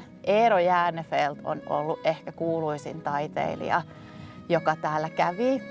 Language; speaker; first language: Finnish; native; Finnish